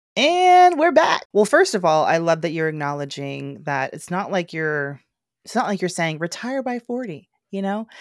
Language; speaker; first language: English; native; English